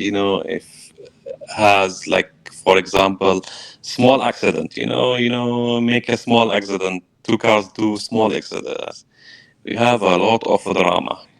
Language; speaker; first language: English; non-native, learner; Arabic